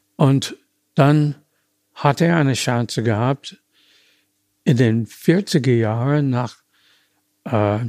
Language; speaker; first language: German; non-native, fluent; English